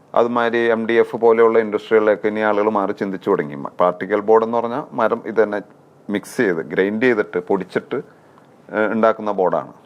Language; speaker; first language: Malayalam; native; Malayalam